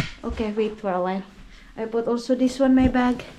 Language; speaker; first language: English; non-native, learner; Filipino